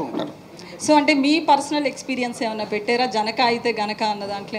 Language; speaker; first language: Telugu; native; Telugu